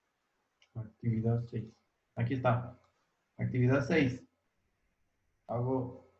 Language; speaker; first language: Spanish; native; Spanish